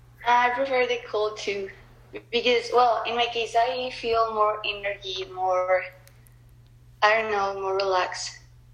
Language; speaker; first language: English; non-native, learner; Spanish